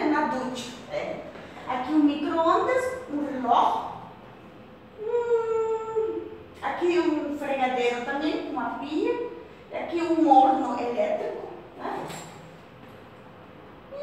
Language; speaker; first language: Portuguese; non-native, fluent; Spanish